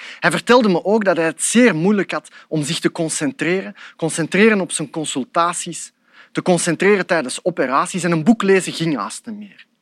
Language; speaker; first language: Dutch; native; Dutch